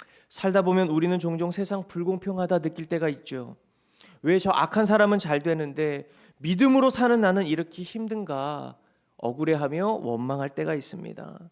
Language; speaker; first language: Korean; native; Korean